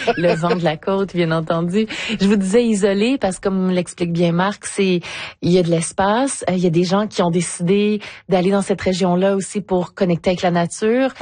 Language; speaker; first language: French; native; French